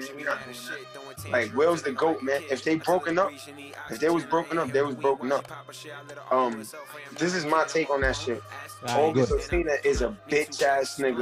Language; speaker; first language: English; native; English